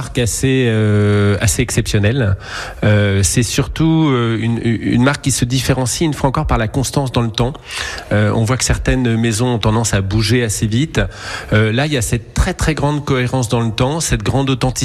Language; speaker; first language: French; native; French